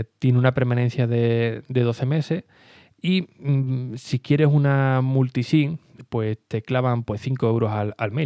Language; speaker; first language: Spanish; native; Spanish